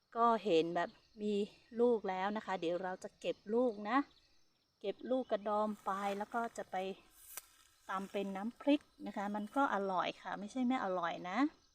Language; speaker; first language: Thai; non-native, local second language; Hmong